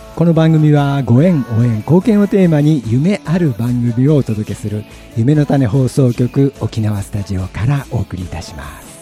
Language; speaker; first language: Japanese; native; Japanese